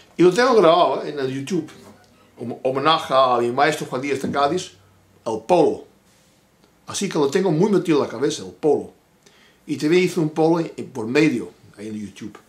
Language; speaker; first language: Spanish; non-native, fluent; Dutch